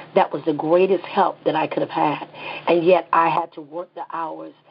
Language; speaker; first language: English; native; English